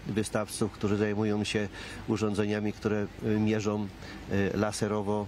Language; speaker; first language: Polish; native; Polish